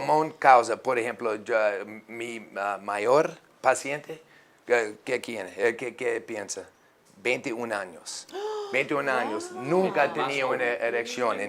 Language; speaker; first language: Spanish; non-native, learner; English